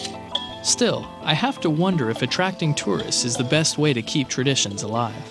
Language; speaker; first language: English; native; English